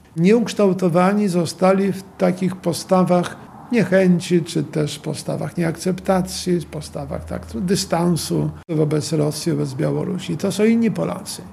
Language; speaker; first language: Polish; native; Polish